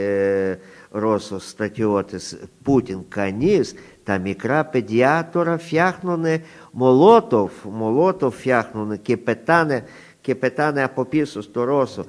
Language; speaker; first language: Greek; non-native, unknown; Russian